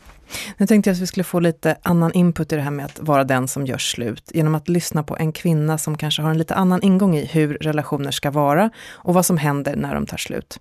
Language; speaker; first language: Swedish; native; Swedish